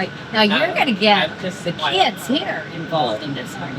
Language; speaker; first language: English; native; English